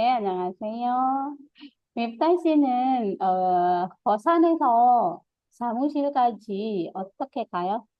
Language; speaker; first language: Korean; non-native, fluent; Indonesian